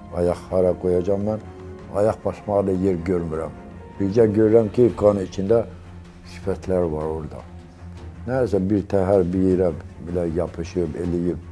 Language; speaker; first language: Azerbaijani; non-native, local second language; Avaric